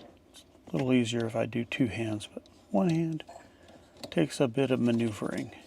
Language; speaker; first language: English; native; English